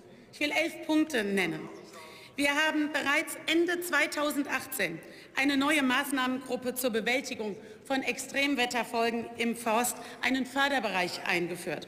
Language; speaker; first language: German; native; German